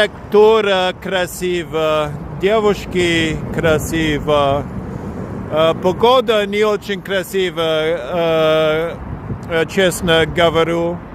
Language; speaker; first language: Russian; non-native, learner; English